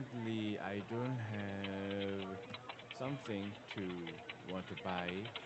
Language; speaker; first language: English; non-native, learner; Korean